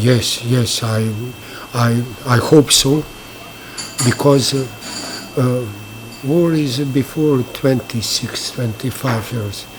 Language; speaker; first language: English; non-native, learner; Bosnian